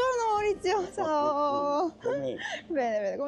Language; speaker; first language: Italian; non-native, learner; Korean